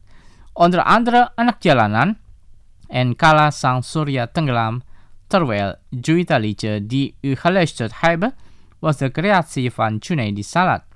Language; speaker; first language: Dutch; non-native, fluent; Indonesian